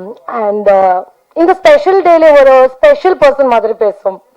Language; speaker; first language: Tamil; non-native, learner; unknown